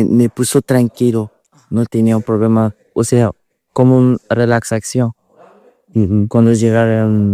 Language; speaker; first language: Spanish; non-native, learner; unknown